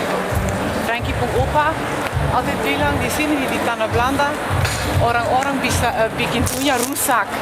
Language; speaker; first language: Indonesian; early bilingual, heritage; Indonesian